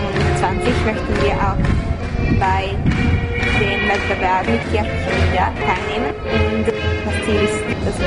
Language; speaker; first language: German; non-native, learner; Hungarian